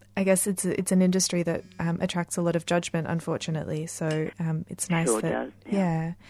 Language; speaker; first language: English; native; English